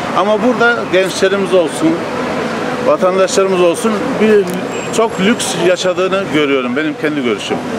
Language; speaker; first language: Turkish; native; Turkish